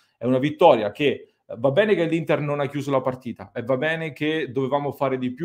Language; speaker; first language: Italian; native; Italian